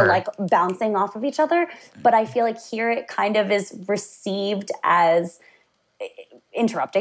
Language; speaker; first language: English; native; English